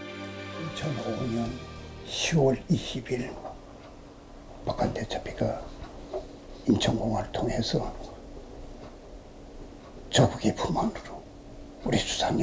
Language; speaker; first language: Korean; native; Korean